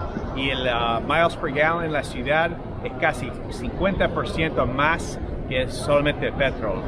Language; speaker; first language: Spanish; non-native, fluent; English